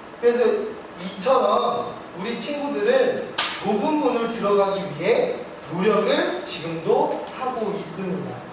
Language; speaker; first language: Korean; native; Korean